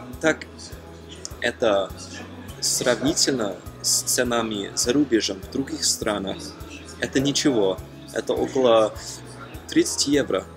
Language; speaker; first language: Russian; non-native, fluent; German